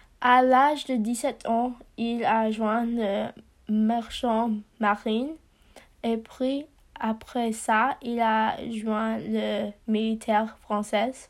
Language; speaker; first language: French; non-native, learner; English